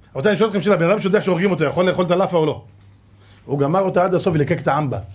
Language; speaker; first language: Hebrew; native; Hebrew